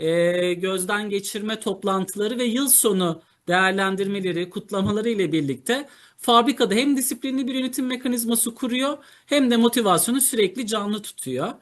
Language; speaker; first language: Turkish; native; Turkish